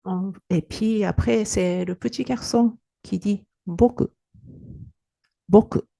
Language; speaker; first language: French; non-native, fluent; Japanese